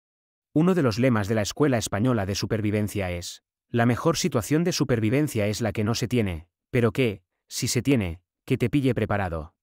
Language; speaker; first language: Spanish; native; Spanish